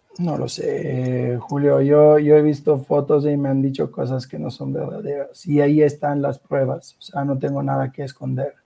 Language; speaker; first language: Spanish; non-native, fluent; Italian